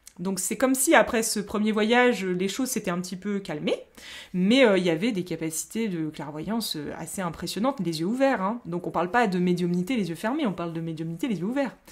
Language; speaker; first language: French; native; French